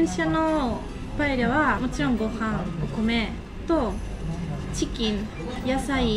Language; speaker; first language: Japanese; non-native, fluent; Spanish